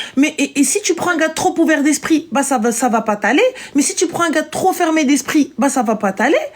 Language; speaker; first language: French; native; French